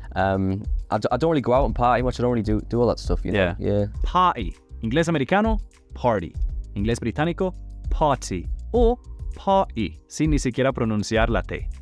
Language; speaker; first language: English; native; English